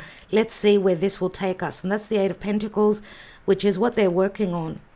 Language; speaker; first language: English; native; English